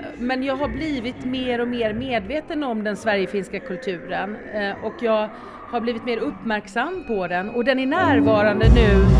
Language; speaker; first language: Swedish; native; Swedish